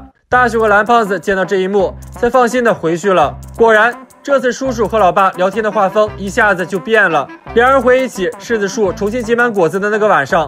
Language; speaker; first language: Chinese; native; Chinese